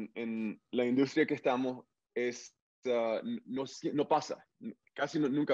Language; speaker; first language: Spanish; early bilingual, heritage; English